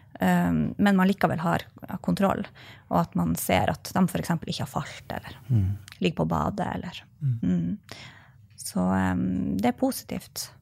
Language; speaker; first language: Norwegian; native; Norwegian